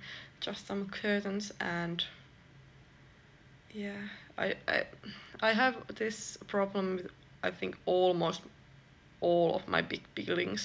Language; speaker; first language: English; non-native, fluent; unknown